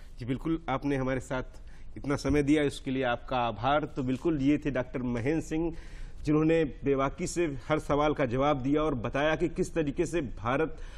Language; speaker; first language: Hindi; native; Hindi